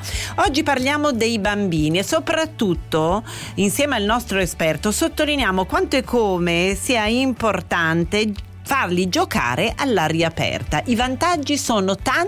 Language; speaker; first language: Italian; native; Italian